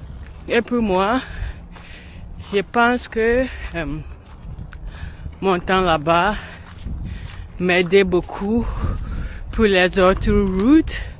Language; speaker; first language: French; non-native, learner; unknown